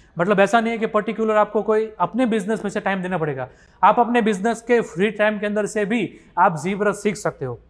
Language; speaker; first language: Hindi; non-native, local second language; Gujarati